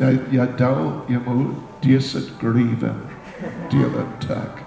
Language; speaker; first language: Russian; non-native, learner; English